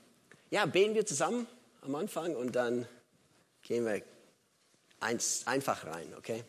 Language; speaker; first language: German; non-native, fluent; English